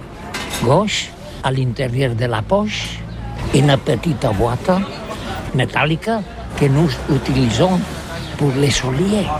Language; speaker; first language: French; non-native, learner; Catalan